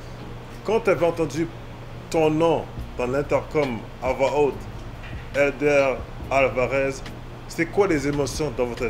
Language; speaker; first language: French; native; French